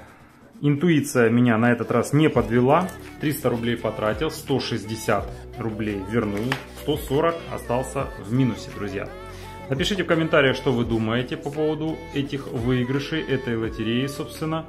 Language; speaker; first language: Russian; native; Russian